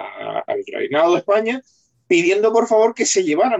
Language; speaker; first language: Spanish; native; Spanish